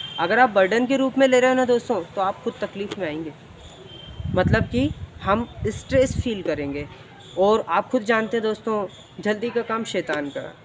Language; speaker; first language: Hindi; native; Hindi